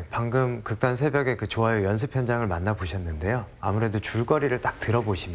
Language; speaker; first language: Korean; native; Korean